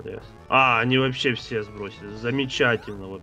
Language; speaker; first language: Russian; native; Russian